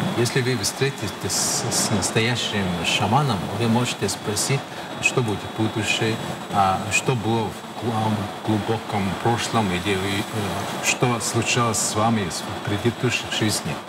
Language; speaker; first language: Russian; non-native, fluent; Mongolian